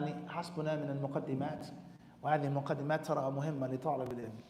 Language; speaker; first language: Arabic; non-native, fluent; English